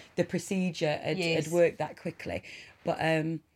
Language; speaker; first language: English; native; English